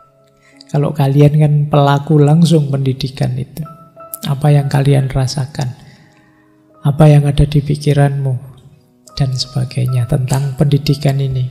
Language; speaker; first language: Indonesian; non-native, local second language; Javanese